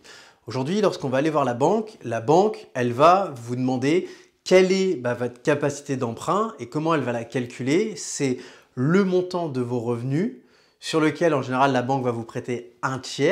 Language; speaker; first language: French; native; French